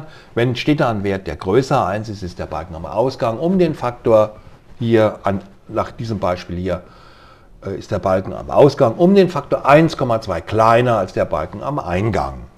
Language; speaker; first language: German; native; German